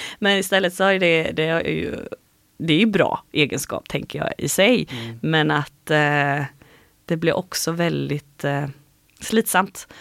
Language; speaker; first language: Swedish; native; Swedish